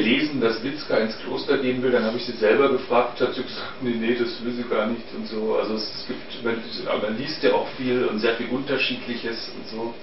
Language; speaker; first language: German; native; German